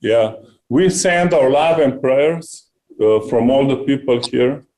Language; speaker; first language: English; non-native, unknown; Slovenian